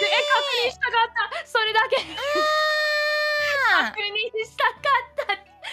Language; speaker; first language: Japanese; non-native, learner; English